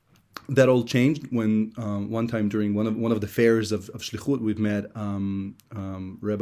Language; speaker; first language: English; non-native, fluent; Hebrew